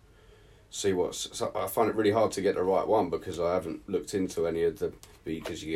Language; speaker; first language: English; native; English